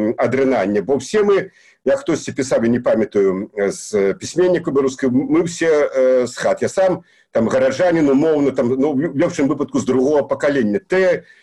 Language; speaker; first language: Belarusian; native; Belarusian